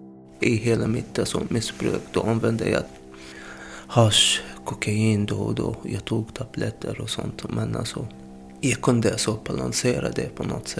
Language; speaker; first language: Swedish; non-native, fluent; Arabic